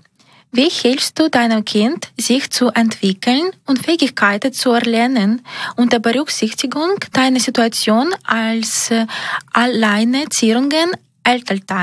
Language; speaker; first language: German; non-native, learner; Ukrainian